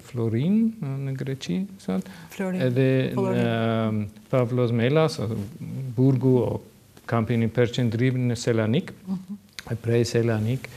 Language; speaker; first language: Albanian; non-native, learner; German